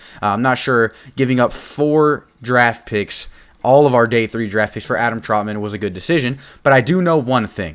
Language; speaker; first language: English; native; English